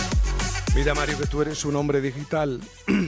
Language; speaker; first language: Spanish; native; Spanish